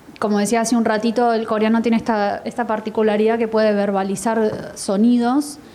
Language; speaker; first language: Spanish; native; Spanish